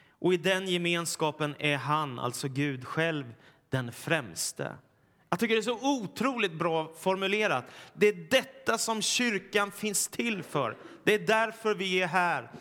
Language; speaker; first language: Swedish; native; Swedish